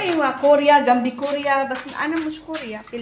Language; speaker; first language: Arabic; non-native, learner; Filipino